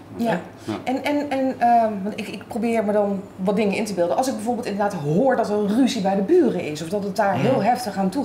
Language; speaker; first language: Dutch; native; Dutch